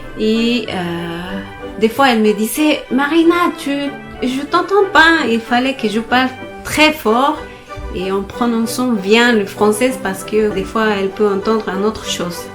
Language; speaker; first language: French; non-native, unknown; Spanish